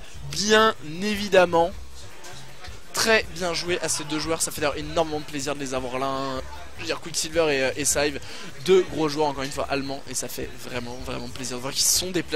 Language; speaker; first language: French; native; French